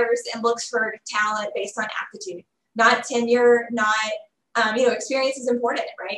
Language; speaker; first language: English; native; English